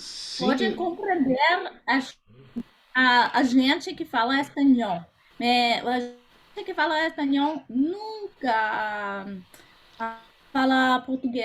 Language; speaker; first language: Portuguese; non-native, learner; English